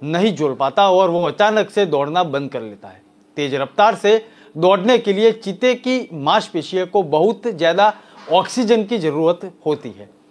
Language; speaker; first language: Hindi; non-native, local second language; Gujarati